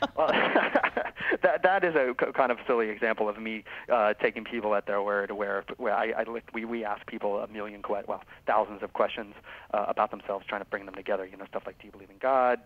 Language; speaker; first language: English; native; English